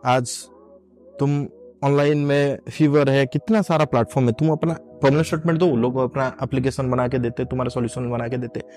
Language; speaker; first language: Hindi; non-native, local second language; Odia